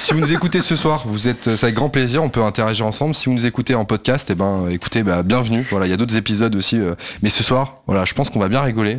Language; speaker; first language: French; native; French